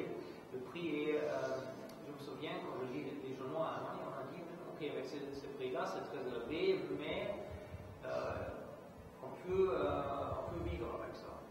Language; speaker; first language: French; non-native, fluent; German